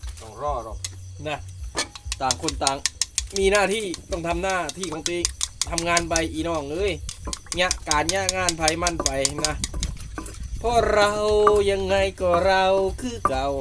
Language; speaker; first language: Thai; native; Thai